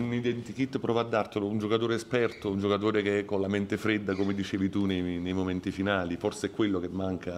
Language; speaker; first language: Italian; native; Italian